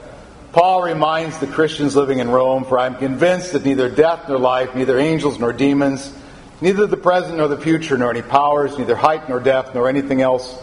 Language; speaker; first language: English; native; English